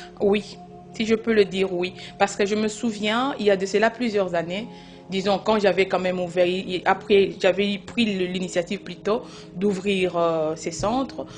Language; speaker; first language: French; non-native, local second language; Lingala